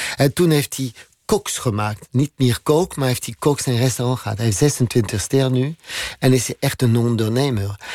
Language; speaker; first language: Dutch; non-native, learner; French